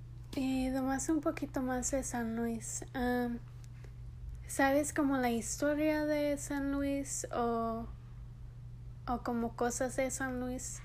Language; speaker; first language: Spanish; early bilingual, heritage; English